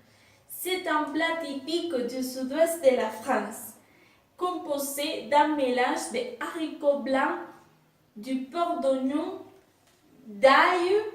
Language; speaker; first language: French; non-native, fluent; Spanish